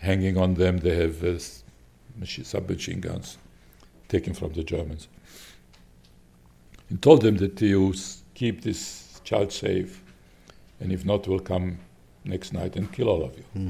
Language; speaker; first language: English; non-native, fluent; Slovak